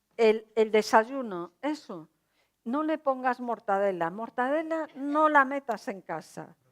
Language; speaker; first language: Spanish; non-native, local second language; Galician